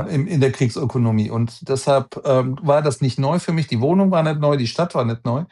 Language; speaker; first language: German; non-native, fluent; Persian